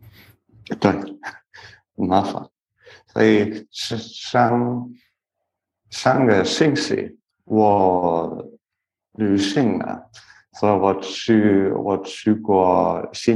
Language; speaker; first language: Chinese; non-native, learner; English